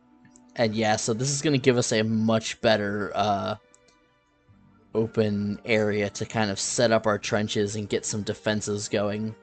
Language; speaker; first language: English; native; English